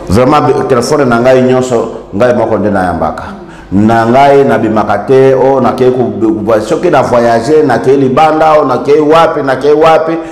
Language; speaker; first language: Lingala; non-native, local second language; Swahili